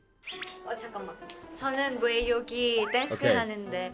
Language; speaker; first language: Korean; non-native, learner; Thai